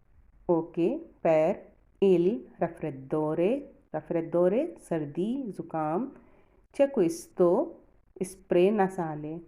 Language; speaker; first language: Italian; non-native, fluent; Urdu